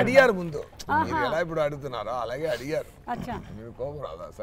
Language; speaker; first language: Telugu; non-native, fluent; Tamil